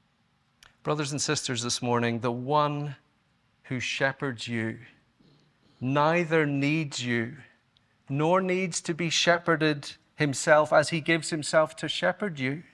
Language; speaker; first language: English; native; English